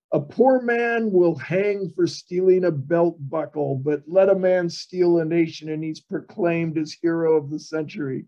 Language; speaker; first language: English; native; English